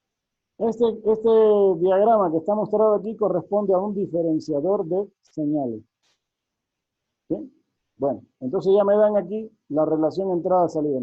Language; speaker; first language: Spanish; native; Spanish